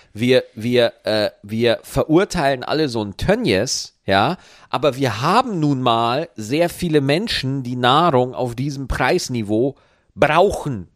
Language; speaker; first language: German; native; German